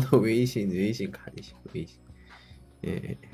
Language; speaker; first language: Chinese; non-native, learner; Korean